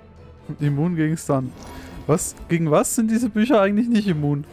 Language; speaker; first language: German; native; German